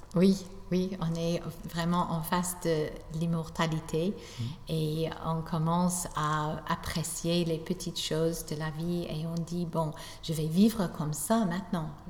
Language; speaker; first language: French; non-native, fluent; English